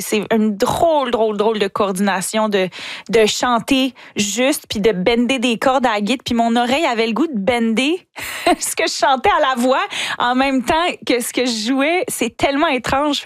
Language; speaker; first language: French; native; French